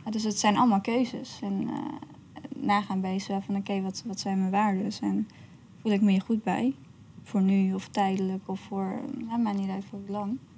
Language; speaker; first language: Dutch; early bilingual, other home language; Persian